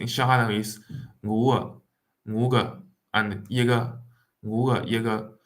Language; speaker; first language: English; non-native, fluent; Wu Chinese